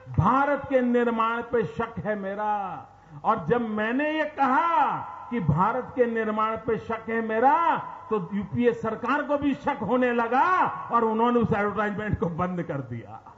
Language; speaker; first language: Hindi; non-native, local second language; Gujarati